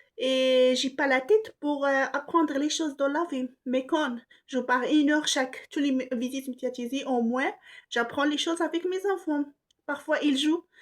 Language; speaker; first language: French; non-native, local second language; Arabic